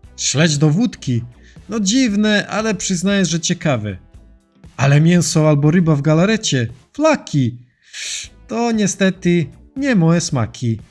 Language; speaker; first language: Polish; non-native, fluent; Serbian